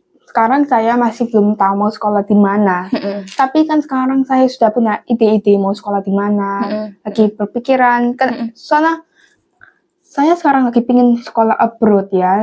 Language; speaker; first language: Indonesian; non-native, local second language; English